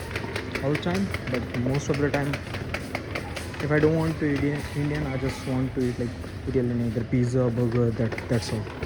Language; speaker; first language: English; non-native, local second language; Hindi